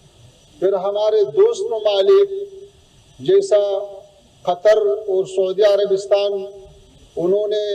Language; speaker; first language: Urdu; non-native, fluent; Pashto